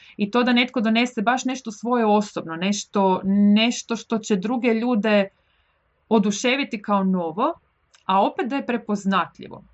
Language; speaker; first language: Croatian; native; Croatian